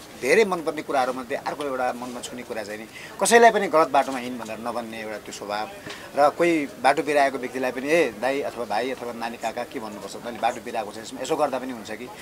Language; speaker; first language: Nepali; native; Nepali